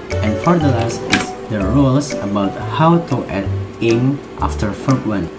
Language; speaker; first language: English; non-native, fluent; Indonesian